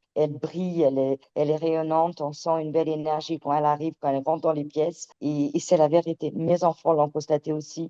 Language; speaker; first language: French; early bilingual, other home language; Portuguese